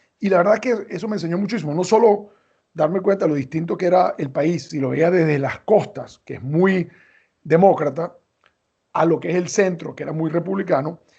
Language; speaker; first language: Spanish; native; Spanish